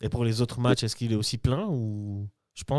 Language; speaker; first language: French; native; French